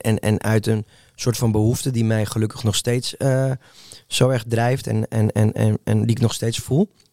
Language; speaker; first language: Dutch; early bilingual, other home language; Spanish